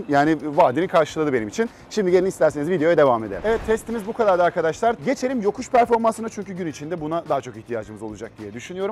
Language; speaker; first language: Turkish; native; Turkish